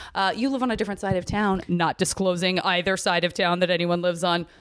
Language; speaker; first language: English; native; English